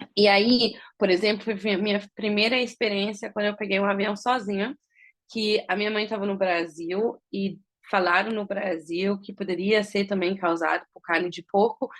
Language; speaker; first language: Portuguese; early bilingual, heritage; Portuguese